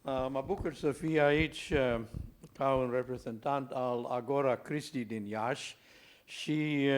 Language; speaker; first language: Romanian; non-native, learner; English